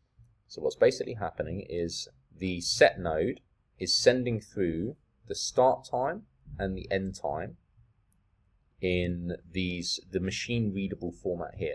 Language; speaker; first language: English; native; English